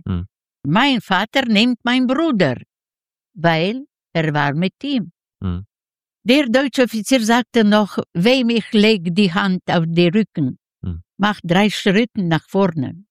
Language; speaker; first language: German; non-native, learner; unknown